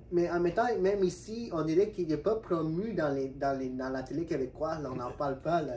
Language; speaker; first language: French; non-native, fluent; Spanish